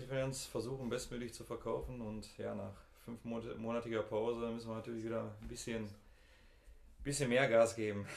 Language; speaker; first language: German; native; German